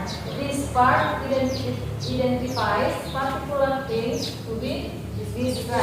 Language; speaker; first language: English; non-native, local second language; Indonesian